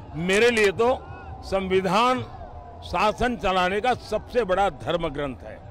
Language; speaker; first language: Hindi; non-native, local second language; Gujarati